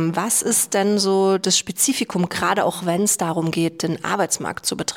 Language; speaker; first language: German; native; German